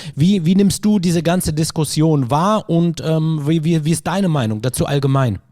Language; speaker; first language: German; early bilingual, other home language; Arabic